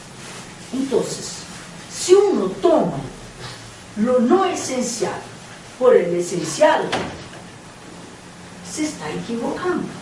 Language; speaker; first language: Spanish; non-native, fluent; Portuguese